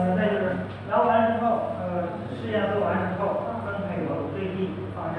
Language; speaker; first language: Chinese; native; Chinese